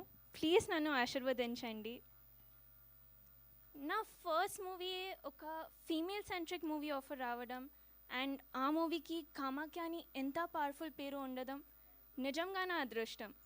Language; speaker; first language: Telugu; non-native, learner; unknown